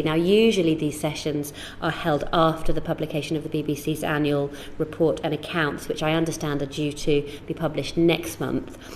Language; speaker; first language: English; native; English